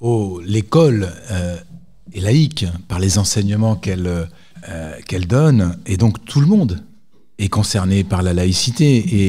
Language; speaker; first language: French; native; French